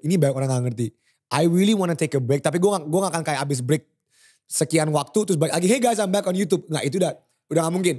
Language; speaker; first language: Indonesian; early bilingual, heritage; Indonesian